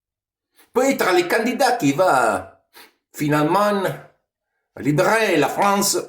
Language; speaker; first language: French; non-native, fluent; Italian